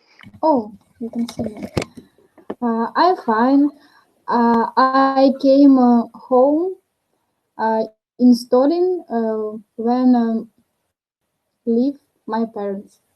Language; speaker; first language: English; non-native, learner; Russian